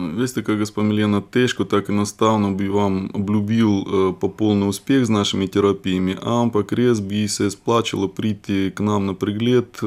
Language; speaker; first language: Slovenian; non-native, fluent; Russian